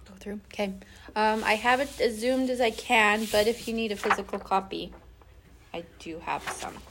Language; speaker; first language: English; native; English